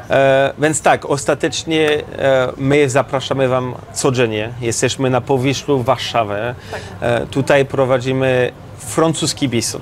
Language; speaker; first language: Polish; non-native, learner; French